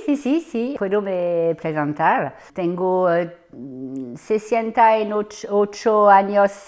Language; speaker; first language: Spanish; non-native, learner; French